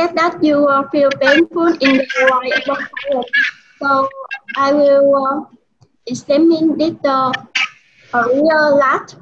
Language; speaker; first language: English; non-native, learner; Vietnamese